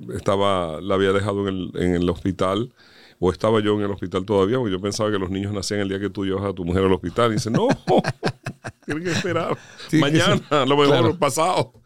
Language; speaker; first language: Spanish; native; Spanish